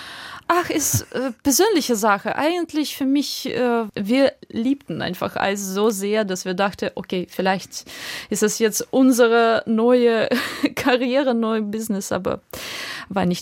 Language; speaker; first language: German; non-native, fluent; Russian